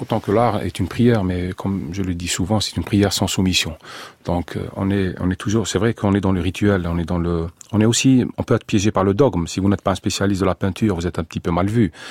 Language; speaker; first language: French; non-native, local second language; Arabic